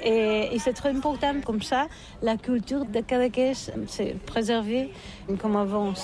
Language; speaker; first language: French; non-native, learner; Catalan